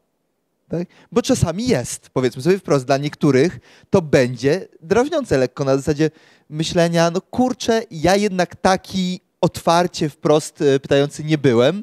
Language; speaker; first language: Polish; native; Polish